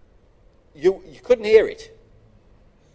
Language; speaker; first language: English; native; English